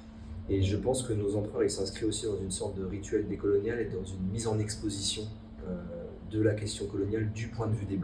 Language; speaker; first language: French; native; French